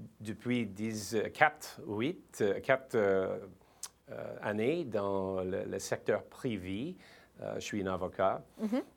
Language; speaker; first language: French; non-native, learner; English